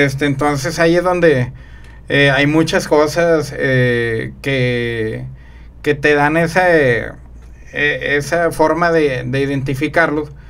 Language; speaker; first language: Spanish; native; Spanish